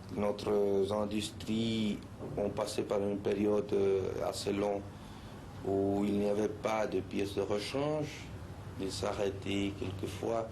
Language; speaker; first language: French; non-native, fluent; Spanish